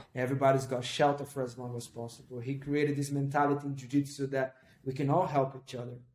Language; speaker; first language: English; non-native, fluent; Portuguese